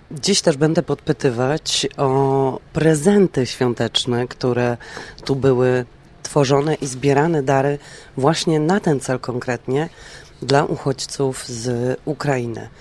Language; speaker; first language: Polish; native; Polish